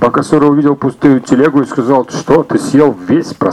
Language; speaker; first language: Russian; native; Russian